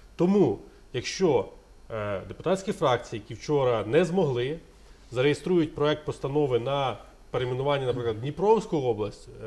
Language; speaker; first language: Ukrainian; native; Ukrainian